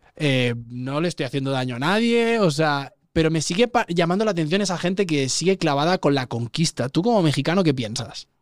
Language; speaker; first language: Spanish; native; Spanish